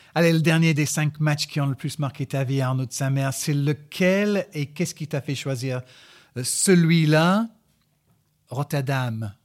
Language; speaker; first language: French; non-native, fluent; English